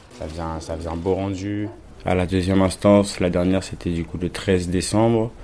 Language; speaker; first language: French; native; French